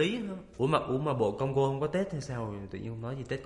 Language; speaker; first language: Vietnamese; native; Vietnamese